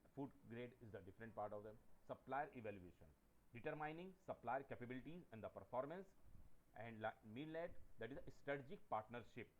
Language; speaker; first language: English; non-native, local second language; Hindi